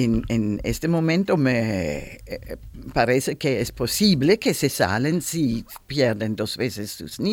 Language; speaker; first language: Spanish; non-native, learner; German